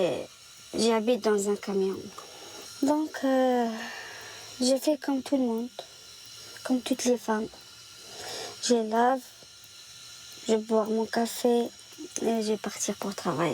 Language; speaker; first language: French; non-native, learner; Arabic